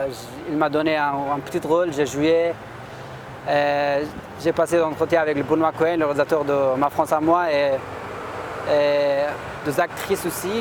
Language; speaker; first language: French; non-native, fluent; Persian